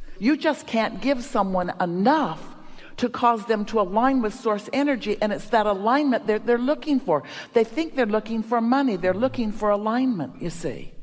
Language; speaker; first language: English; native; English